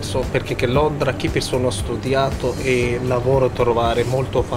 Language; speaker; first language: Italian; non-native, learner; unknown